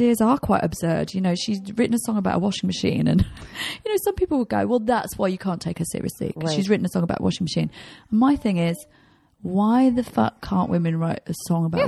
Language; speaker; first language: English; native; English